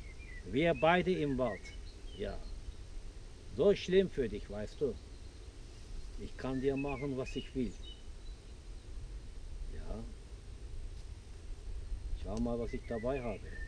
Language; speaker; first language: German; non-native, fluent; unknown